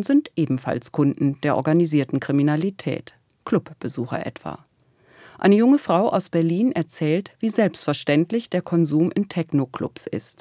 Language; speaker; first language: German; native; German